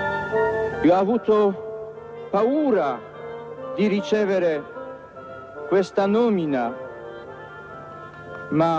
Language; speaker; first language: Italian; non-native, fluent; Polish